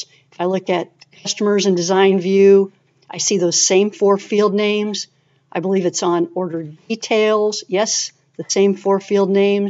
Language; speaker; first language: English; native; English